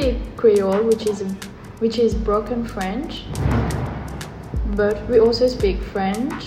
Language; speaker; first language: English; non-native, fluent; Morisyen